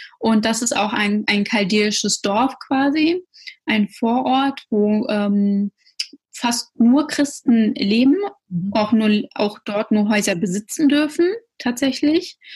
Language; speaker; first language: German; early bilingual, other home language; Russian